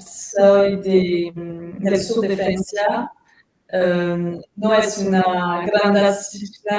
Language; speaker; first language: Spanish; non-native, learner; French